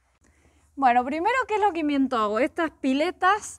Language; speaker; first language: Spanish; native; Spanish